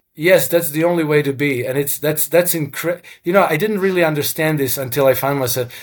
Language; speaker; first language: English; non-native, fluent; Croatian